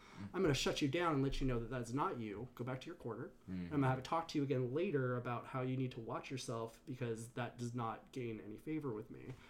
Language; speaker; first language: English; native; English